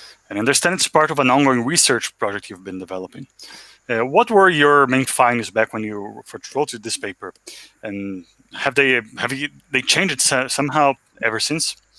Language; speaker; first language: English; non-native, fluent; Portuguese